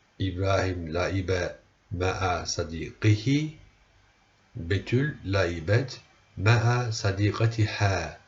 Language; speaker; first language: Arabic; non-native, fluent; Turkish